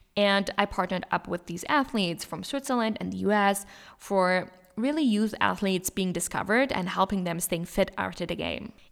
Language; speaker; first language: English; non-native, fluent; German